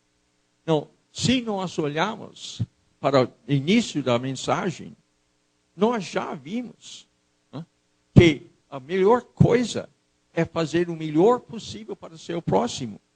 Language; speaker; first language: Portuguese; non-native, fluent; English